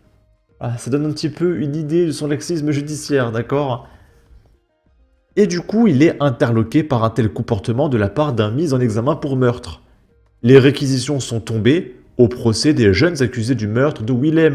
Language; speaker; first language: French; native; French